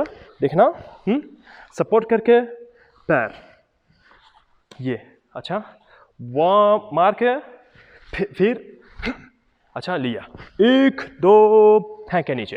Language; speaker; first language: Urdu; non-native, learner; Arabic